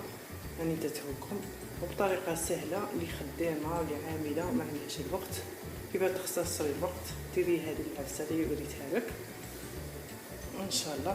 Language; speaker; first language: Arabic; native; Arabic